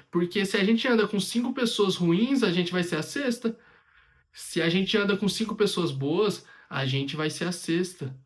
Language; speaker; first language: Portuguese; native; Portuguese